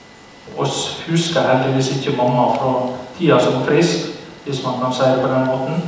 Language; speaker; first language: Norwegian; native; Norwegian